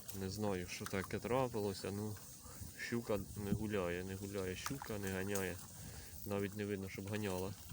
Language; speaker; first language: Ukrainian; native; Ukrainian